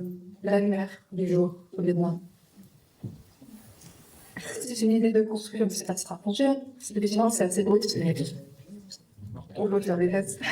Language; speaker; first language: French; non-native, fluent; Vietnamese